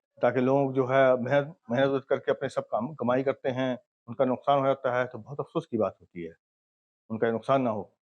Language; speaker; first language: Urdu; native; Urdu